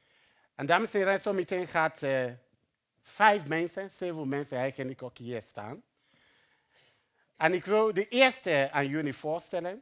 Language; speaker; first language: Dutch; non-native, fluent; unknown